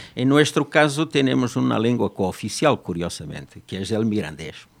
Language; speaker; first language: Spanish; non-native, fluent; Portuguese